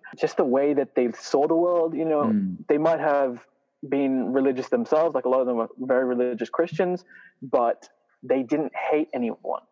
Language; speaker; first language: English; non-native, fluent; Arabic